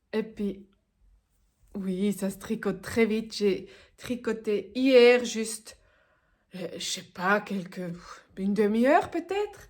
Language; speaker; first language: French; non-native, local second language; Swiss German